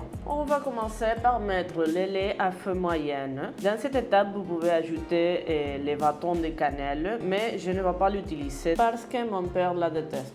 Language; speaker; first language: French; non-native, learner; Spanish